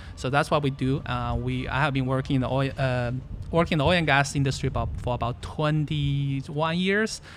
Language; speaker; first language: English; non-native, fluent; Chinese